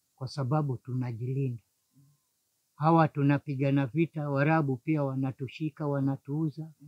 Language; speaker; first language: Swahili; non-native, local second language; Giryama